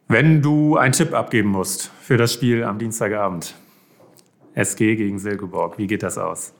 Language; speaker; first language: German; native; German